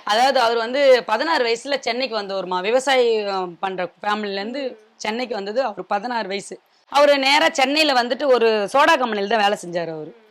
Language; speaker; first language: Tamil; native; Tamil